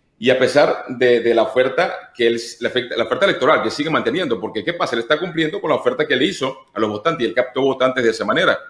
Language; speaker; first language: Spanish; native; Spanish